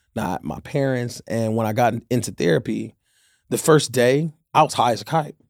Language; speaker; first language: English; native; English